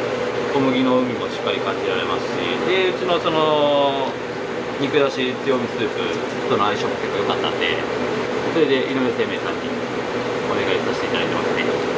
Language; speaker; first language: Japanese; native; Japanese